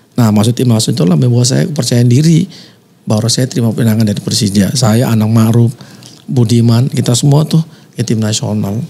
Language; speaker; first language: Indonesian; native; Indonesian